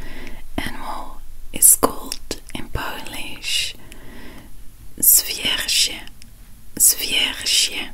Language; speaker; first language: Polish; non-native, learner; Dutch